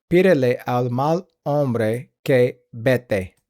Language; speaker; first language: Spanish; non-native, learner; English